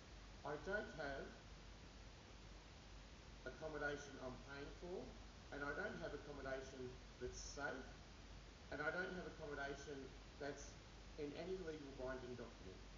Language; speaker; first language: English; native; English